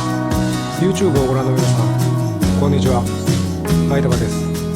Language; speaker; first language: Japanese; native; Japanese